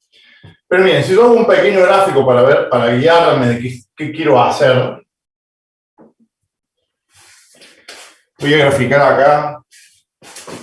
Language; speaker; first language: Spanish; native; Spanish